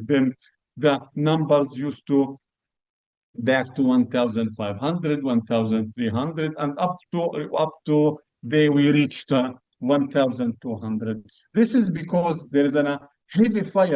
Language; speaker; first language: English; non-native, fluent; Arabic